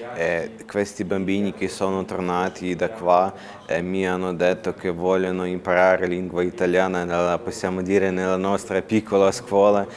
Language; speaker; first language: Italian; non-native, learner; Ukrainian